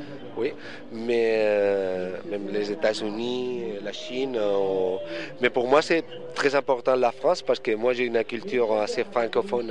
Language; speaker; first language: French; non-native, fluent; Spanish